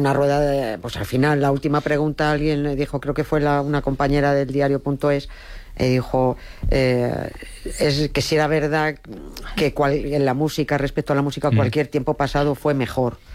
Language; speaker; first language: Spanish; native; Spanish